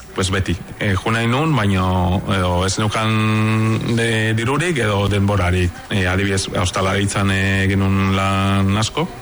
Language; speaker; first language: Basque; non-native, fluent; Spanish